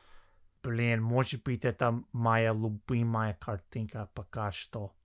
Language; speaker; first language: Russian; non-native, fluent; English